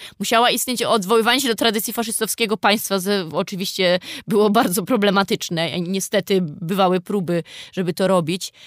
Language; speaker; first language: Polish; native; Polish